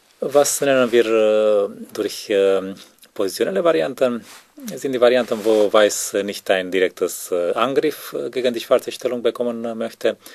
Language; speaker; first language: German; non-native, learner; Romanian